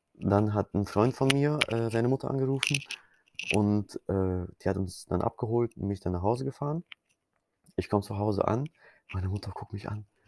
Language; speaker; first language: German; early bilingual, other home language; Polish